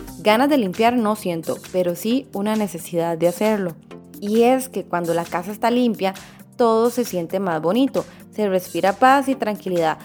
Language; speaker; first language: Spanish; native; Spanish